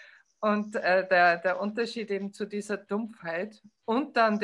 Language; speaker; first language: German; native; German